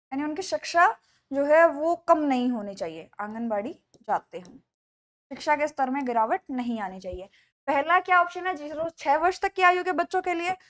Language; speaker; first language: Hindi; native; Hindi